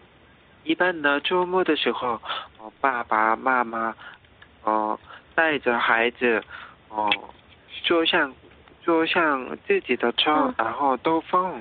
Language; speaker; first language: Chinese; non-native, learner; Korean